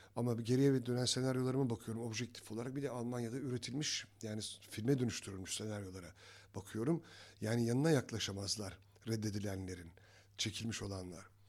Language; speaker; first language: Turkish; native; Turkish